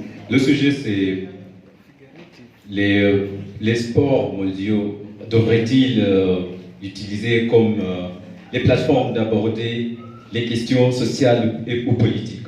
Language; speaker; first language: French; non-native, fluent; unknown